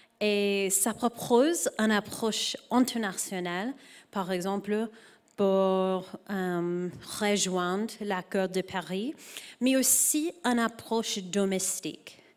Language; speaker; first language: French; non-native, learner; English